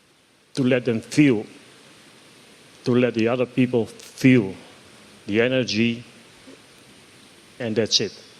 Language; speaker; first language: English; non-native, fluent; Dutch